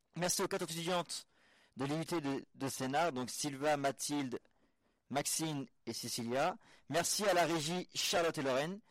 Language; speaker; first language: French; native; French